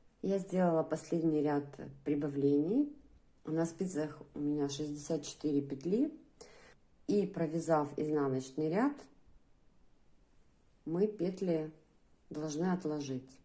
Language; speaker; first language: Russian; native; Russian